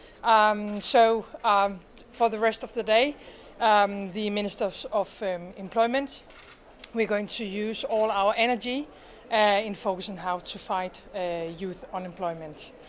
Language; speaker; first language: English; non-native, fluent; Danish